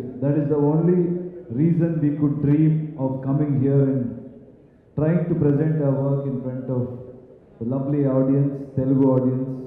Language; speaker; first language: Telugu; non-native, learner; Kannada